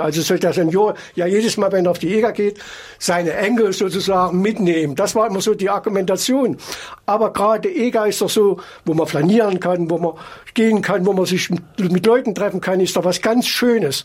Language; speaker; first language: German; native; German